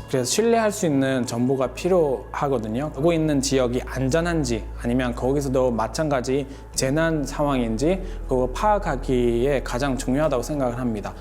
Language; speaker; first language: Korean; non-native, fluent; Arabic